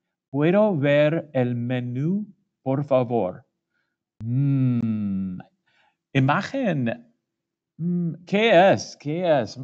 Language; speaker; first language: Spanish; non-native, learner; English